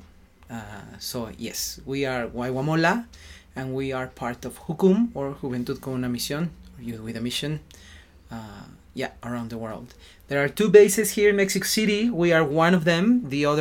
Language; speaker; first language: English; non-native, fluent; Spanish